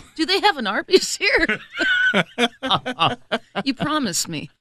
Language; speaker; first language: English; native; English